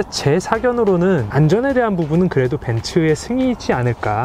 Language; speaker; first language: Korean; native; Korean